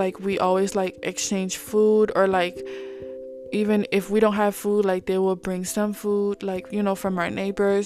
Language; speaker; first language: English; non-native, fluent; Samoan